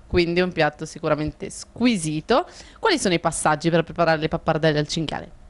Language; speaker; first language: Italian; native; Italian